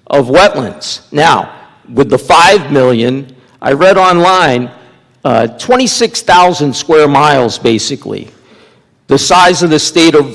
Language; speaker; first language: English; native; English